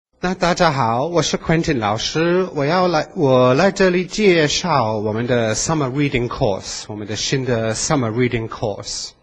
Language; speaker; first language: Chinese; non-native, fluent; English